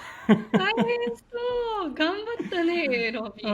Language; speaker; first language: Japanese; non-native, fluent; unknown